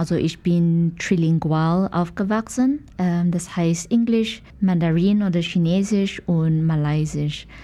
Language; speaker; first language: German; non-native, fluent; Chinese